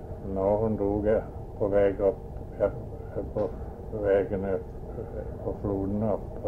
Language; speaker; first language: Swedish; early bilingual, heritage; Swedish